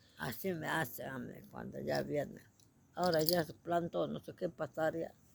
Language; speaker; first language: Spanish; non-native, local second language; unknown